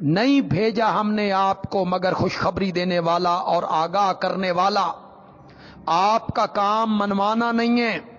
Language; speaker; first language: Urdu; non-native, local second language; Punjabi